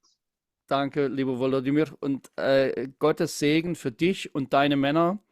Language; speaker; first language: German; native; German